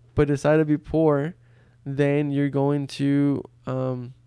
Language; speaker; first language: English; early bilingual, other home language; Spanish